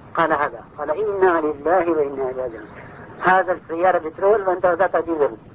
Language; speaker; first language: Arabic; non-native, fluent; Urdu